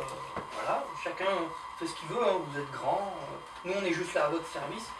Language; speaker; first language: French; native; French